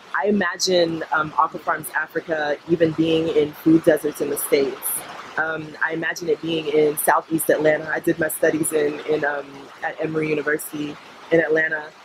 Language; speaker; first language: English; native; English